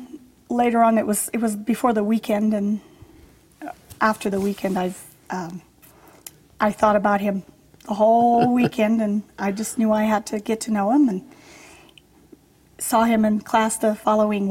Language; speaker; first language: English; early bilingual, other home language; Polish